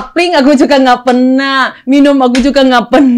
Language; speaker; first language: Indonesian; non-native, fluent; Thai